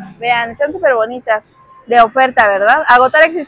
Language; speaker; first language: Spanish; native; Spanish